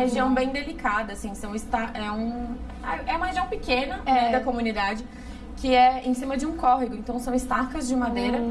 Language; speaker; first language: Portuguese; native; Portuguese